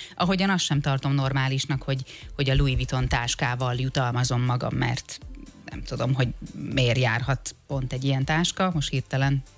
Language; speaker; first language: Hungarian; native; Hungarian